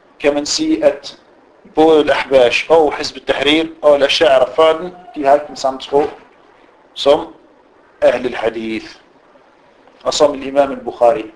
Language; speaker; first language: Danish; non-native, fluent; Arabic